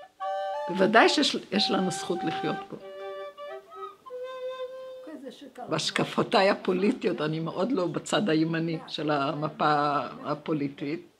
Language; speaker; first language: Hebrew; early bilingual, other home language; Romanian